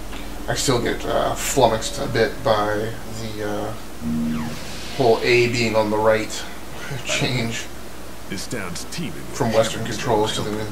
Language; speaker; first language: English; native; English